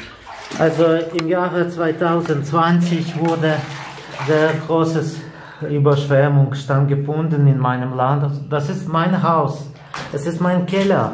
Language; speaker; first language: German; non-native, learner; Ukrainian